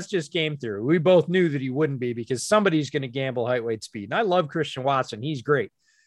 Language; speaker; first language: English; native; English